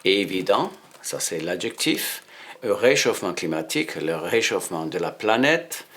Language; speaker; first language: French; non-native, fluent; English